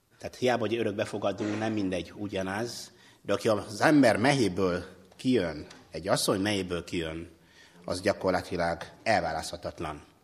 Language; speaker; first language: Hungarian; non-native, fluent; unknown